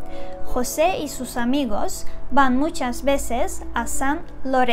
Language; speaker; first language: Spanish; non-native, fluent; Turkish